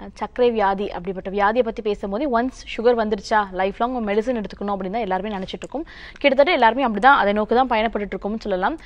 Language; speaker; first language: Tamil; native; Tamil